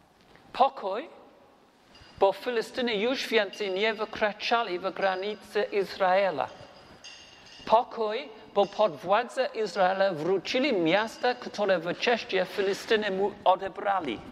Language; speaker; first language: Polish; non-native, learner; English